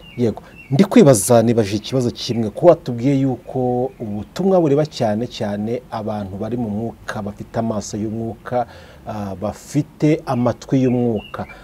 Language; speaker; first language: Kinyarwanda; native; Kinyarwanda